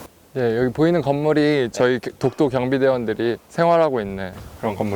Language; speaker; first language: Korean; native; Korean